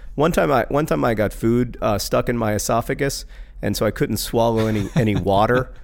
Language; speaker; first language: English; native; English